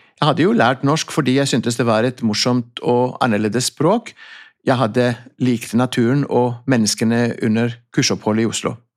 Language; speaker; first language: Norwegian; non-native, fluent; Greek